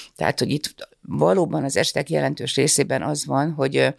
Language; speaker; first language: Hungarian; early bilingual, other home language; Russian